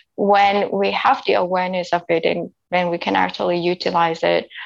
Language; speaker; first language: English; non-native, fluent; Vietnamese